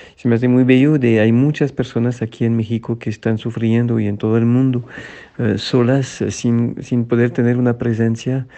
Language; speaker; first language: Spanish; non-native, fluent; French